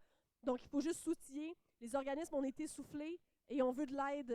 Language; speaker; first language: French; native; French